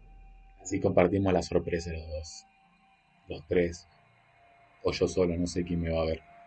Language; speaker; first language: Spanish; native; Spanish